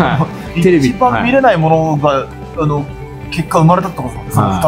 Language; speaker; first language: Japanese; native; Japanese